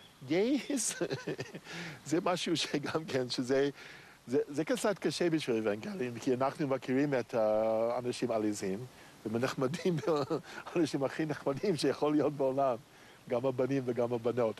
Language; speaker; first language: Hebrew; non-native, fluent; English